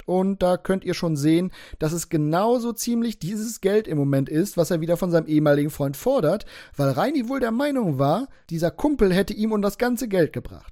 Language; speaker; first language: German; native; German